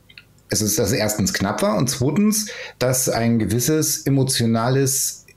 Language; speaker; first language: German; native; German